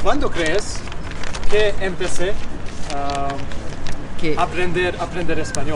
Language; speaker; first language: Spanish; non-native, learner; Hungarian